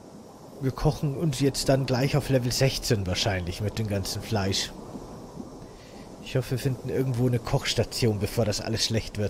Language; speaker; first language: German; native; German